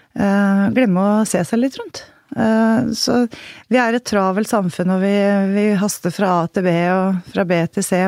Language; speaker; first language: Norwegian; native; Norwegian